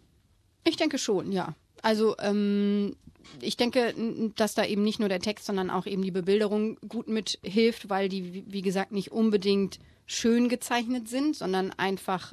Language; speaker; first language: German; native; German